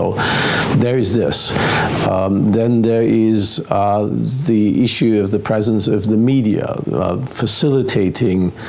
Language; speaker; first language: English; non-native, fluent; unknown